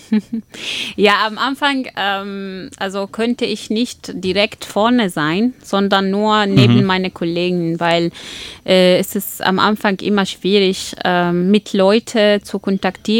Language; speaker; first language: German; non-native, fluent; Arabic